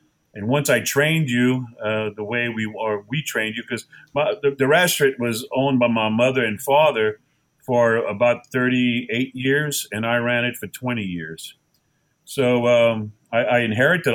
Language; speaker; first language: English; native; English